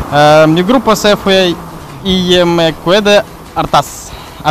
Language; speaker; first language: Spanish; non-native, learner; Russian